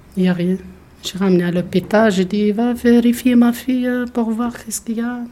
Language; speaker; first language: French; non-native, local second language; Arabic